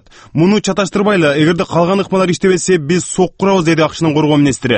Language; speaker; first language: Kyrgyz; native; Kyrgyz